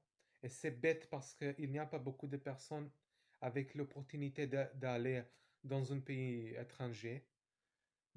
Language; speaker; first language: French; non-native, fluent; Serbian